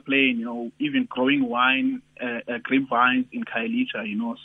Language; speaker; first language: English; non-native, local second language; Xhosa